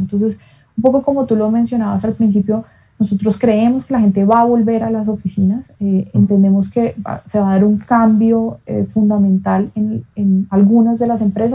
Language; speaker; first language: Spanish; native; Spanish